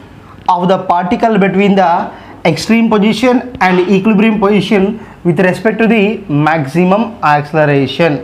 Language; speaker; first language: English; non-native, local second language; Telugu